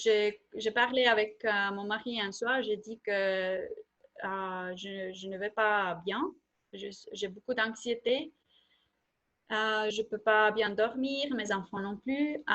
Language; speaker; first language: French; non-native, fluent; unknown